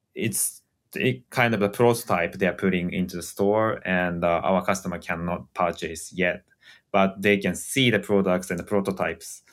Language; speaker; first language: English; non-native, fluent; Japanese